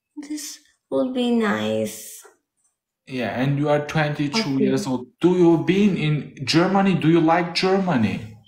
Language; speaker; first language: English; non-native, learner; Albanian